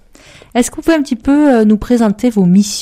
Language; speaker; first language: French; native; French